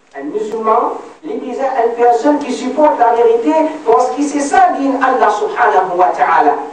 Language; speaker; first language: French; non-native, local second language; Morisyen